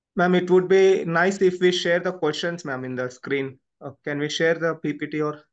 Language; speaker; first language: English; non-native, local second language; Telugu